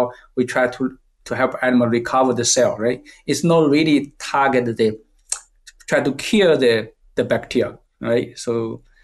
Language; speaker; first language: English; non-native, fluent; Chinese